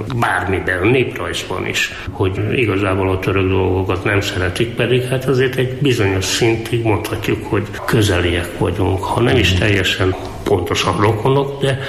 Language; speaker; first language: Hungarian; native; Hungarian